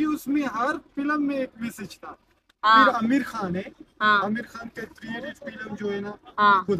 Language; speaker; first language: Hindi; non-native, learner; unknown